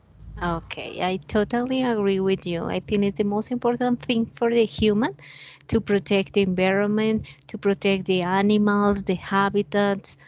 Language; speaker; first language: English; non-native, learner; Spanish